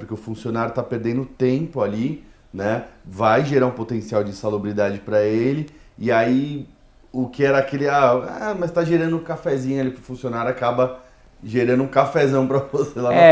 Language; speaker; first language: Portuguese; native; Portuguese